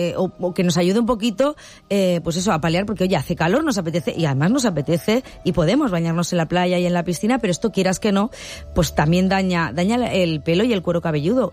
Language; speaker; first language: Spanish; native; Spanish